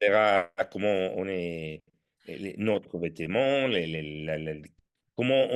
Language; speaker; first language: French; non-native, fluent; Italian